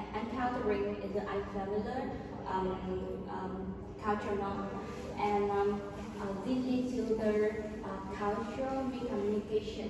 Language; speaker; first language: English; non-native, learner; Vietnamese